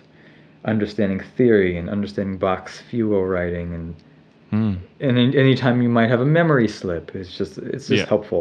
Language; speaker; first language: English; native; English